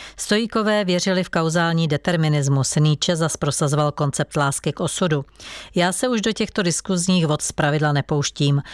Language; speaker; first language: Czech; native; Czech